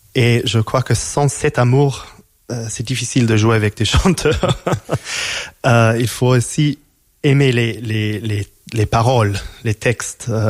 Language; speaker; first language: French; non-native, fluent; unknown